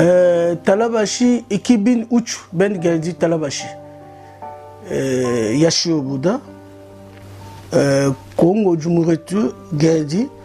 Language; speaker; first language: Turkish; non-native, learner; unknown